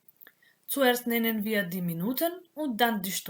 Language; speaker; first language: German; non-native, fluent; Macedonian